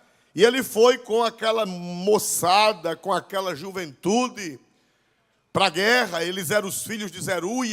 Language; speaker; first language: Portuguese; native; Portuguese